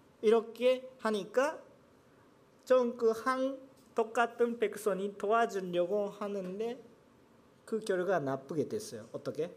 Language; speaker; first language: Korean; non-native, fluent; Japanese